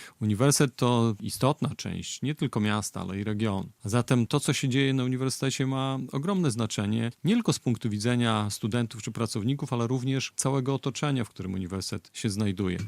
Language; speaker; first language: Polish; native; Polish